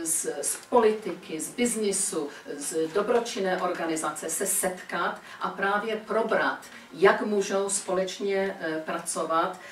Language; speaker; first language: Czech; early bilingual, heritage; Czech